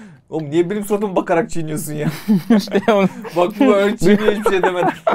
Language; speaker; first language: Turkish; native; Turkish